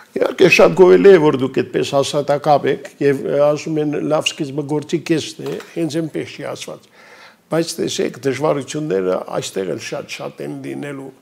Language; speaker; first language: Armenian; native; Armenian